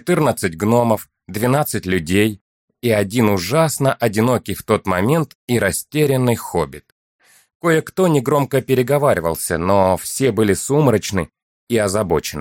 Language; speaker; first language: Russian; native; Russian